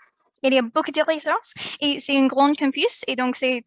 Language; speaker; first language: French; non-native, learner; English